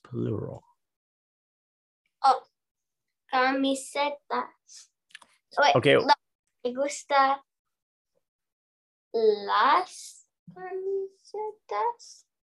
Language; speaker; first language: Spanish; non-native, learner; English